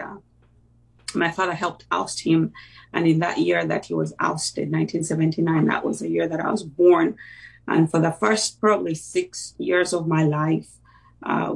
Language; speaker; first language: English; non-native, local second language; Ganda